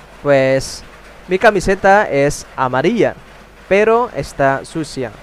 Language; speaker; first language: Spanish; non-native, fluent; Indonesian